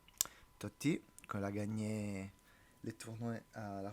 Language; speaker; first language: French; non-native, learner; Italian